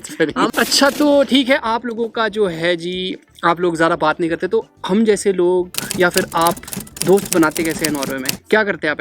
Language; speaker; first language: Hindi; native; Hindi